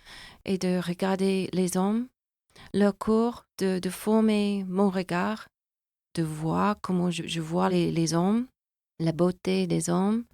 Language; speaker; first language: French; non-native, fluent; English